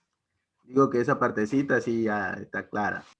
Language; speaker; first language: Spanish; native; Spanish